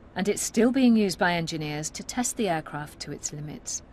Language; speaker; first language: English; native; English